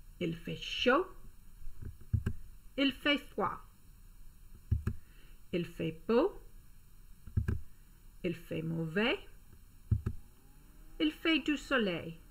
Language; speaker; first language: French; non-native, fluent; English